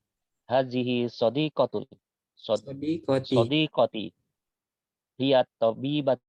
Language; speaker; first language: Arabic; non-native, learner; Indonesian